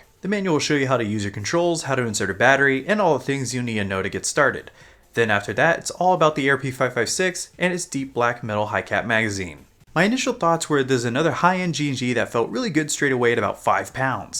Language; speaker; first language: English; native; English